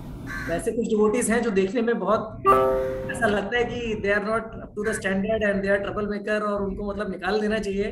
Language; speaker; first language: Hindi; native; Hindi